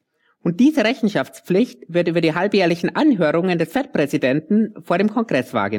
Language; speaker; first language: German; native; German